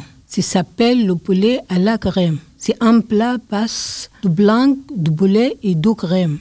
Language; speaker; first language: French; non-native, learner; Arabic